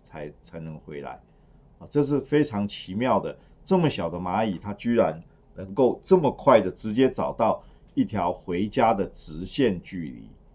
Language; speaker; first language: Chinese; native; Chinese